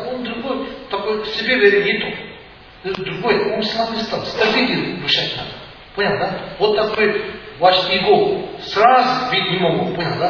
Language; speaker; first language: Russian; non-native, learner; Tibetan